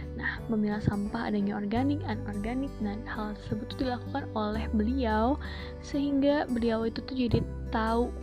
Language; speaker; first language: Indonesian; native; Indonesian